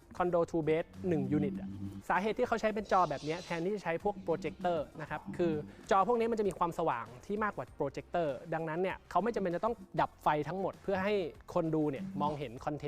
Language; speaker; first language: Thai; native; Thai